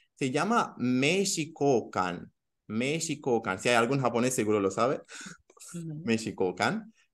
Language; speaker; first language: Spanish; non-native, fluent; Romanian